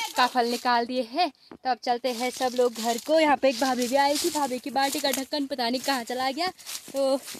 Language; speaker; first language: Hindi; non-native, local second language; Garhwali